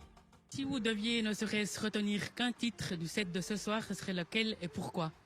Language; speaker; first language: French; native; French